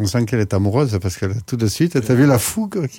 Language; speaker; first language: French; native; French